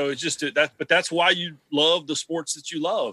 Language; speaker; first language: English; native; English